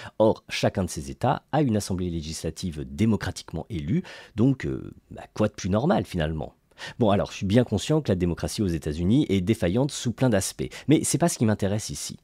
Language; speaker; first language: French; native; French